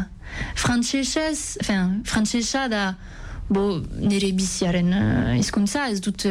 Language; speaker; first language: Basque; non-native, local second language; French